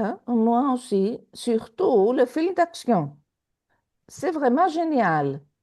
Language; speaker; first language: French; non-native, fluent; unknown